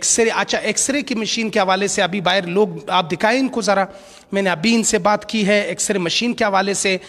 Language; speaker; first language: Urdu; non-native, local second language; Pashto